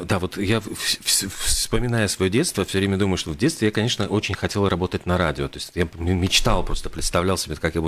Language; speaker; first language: Russian; native; Russian